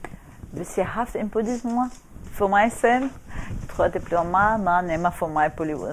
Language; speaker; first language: Danish; non-native, fluent; Arabic